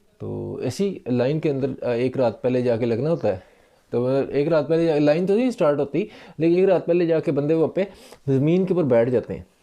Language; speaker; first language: Urdu; non-native, local second language; Punjabi